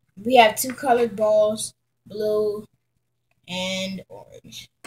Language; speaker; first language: English; native; English